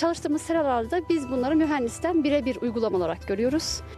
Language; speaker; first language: Turkish; native; Turkish